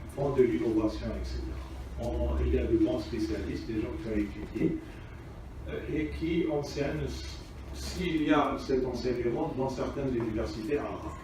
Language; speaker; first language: French; non-native, local second language; Arabic